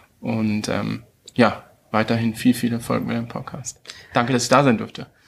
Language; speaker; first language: German; early bilingual, heritage; German